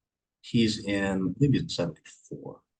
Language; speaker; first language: English; native; English